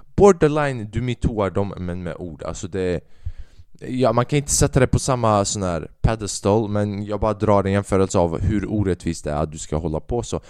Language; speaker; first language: Swedish; native; Swedish